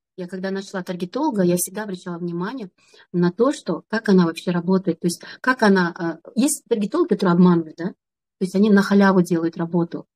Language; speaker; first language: Russian; non-native, local second language; Kazakh